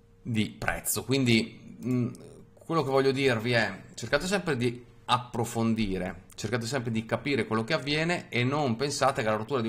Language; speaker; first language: Italian; native; Italian